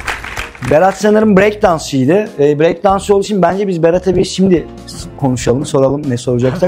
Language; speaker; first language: Turkish; native; Turkish